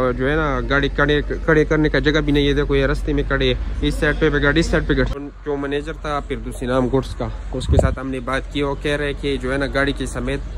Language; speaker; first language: Urdu; non-native, local second language; Pashto